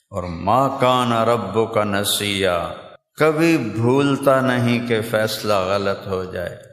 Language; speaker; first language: Urdu; non-native, local second language; Punjabi